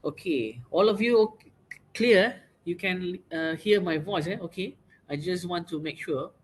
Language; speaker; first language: English; non-native, local second language; Malay